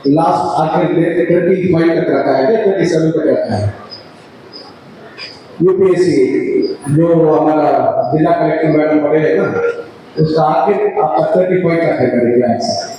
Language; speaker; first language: Hindi; non-native, local second language; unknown